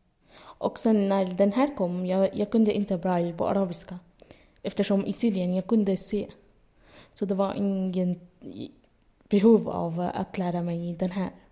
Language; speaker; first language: Swedish; non-native, fluent; Arabic